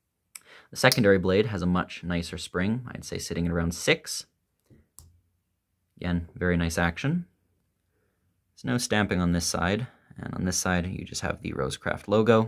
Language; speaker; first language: English; native; English